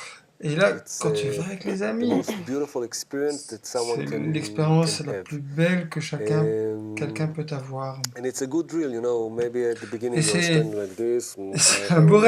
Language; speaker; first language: French; non-native, fluent; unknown